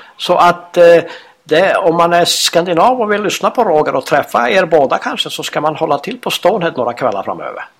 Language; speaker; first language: Swedish; native; Swedish